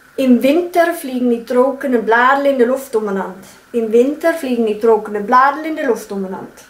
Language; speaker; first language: German; non-native, fluent; English